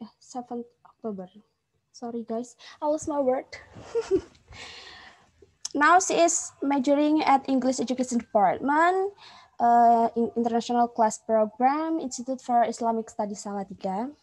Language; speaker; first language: English; non-native, fluent; Indonesian